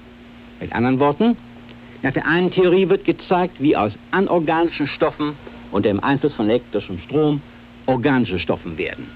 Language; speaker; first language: German; native; German